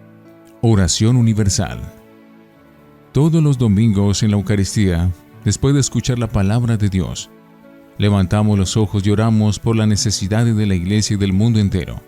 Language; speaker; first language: Spanish; native; Spanish